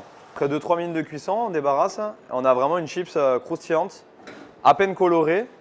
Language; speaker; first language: French; native; French